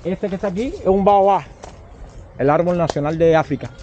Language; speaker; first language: Spanish; native; Spanish